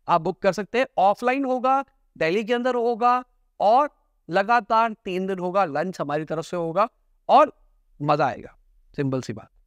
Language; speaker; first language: Hindi; native; Hindi